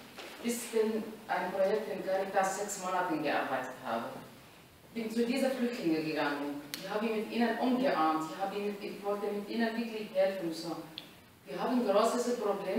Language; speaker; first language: German; non-native, learner; Arabic